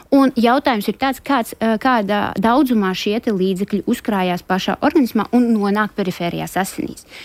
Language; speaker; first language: Latvian; non-native, local second language; Russian